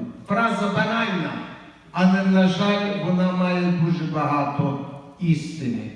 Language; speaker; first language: Ukrainian; native; Ukrainian